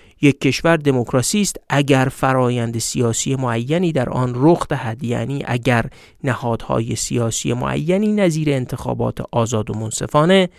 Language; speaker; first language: Persian; native; Persian